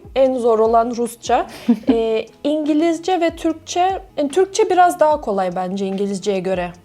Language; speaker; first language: Turkish; non-native, fluent; Russian